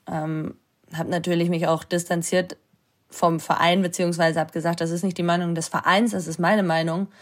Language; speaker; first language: German; native; German